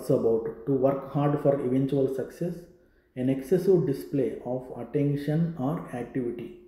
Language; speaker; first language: English; non-native, local second language; Telugu